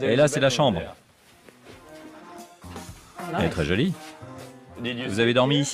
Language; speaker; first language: French; native; French